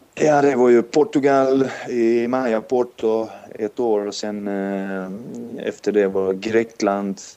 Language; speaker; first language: Swedish; non-native, fluent; Serbian